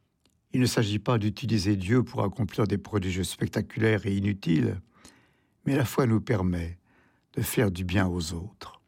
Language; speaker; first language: French; native; French